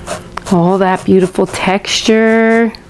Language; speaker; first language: English; native; English